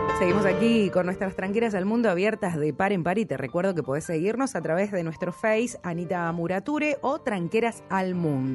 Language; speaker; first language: Spanish; native; Spanish